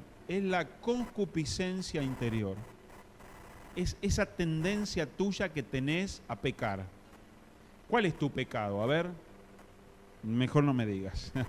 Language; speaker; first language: Spanish; native; Spanish